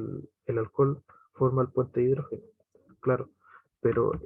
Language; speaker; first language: Spanish; native; Spanish